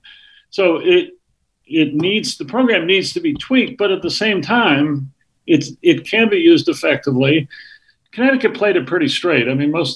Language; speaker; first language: English; native; English